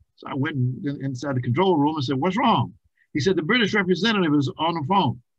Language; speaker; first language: English; native; English